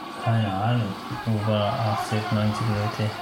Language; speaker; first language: German; non-native, learner; Persian